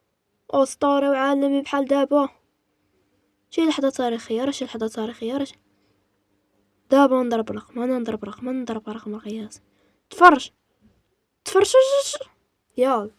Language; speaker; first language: Arabic; native; Arabic